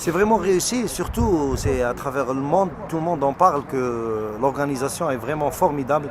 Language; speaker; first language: French; non-native, local second language; Arabic